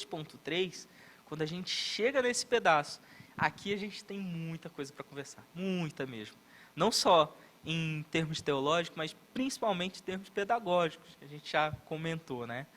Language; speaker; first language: Portuguese; native; Portuguese